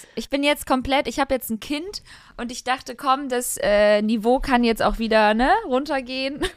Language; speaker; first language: German; early bilingual, other home language; Albanian